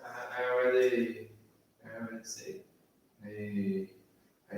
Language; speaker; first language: English; non-native, learner; Portuguese